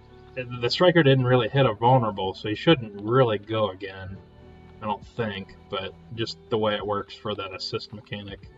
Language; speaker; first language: English; native; English